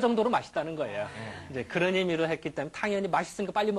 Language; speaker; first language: Korean; native; Korean